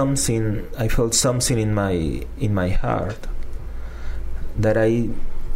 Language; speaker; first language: English; non-native, fluent; Spanish